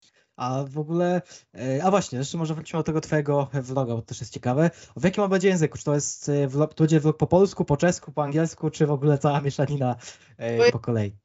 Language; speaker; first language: Polish; native; Polish